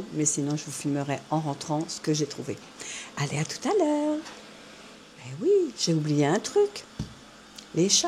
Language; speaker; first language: French; native; French